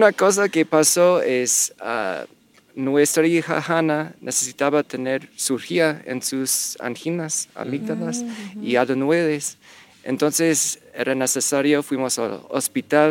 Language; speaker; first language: Spanish; non-native, fluent; English